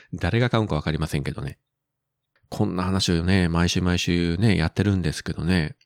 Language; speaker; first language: Japanese; native; Japanese